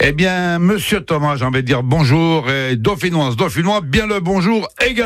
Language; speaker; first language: French; native; French